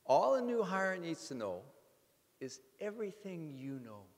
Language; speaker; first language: English; native; English